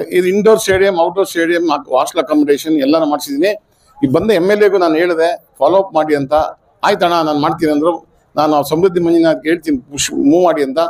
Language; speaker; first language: Kannada; native; Kannada